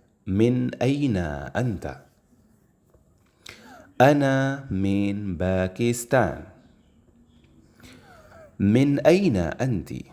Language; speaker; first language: Arabic; non-native, fluent; Indonesian